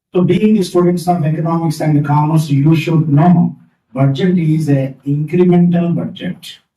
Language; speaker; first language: English; non-native, local second language; Telugu